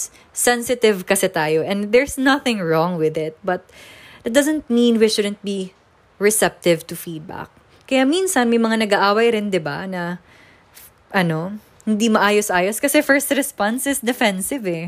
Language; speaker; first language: English; non-native, local second language; Waray